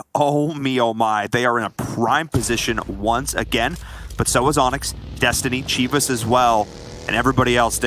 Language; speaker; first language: English; native; English